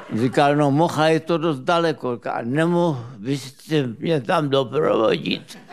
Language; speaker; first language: Czech; native; Czech